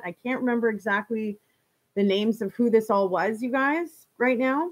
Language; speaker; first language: English; native; English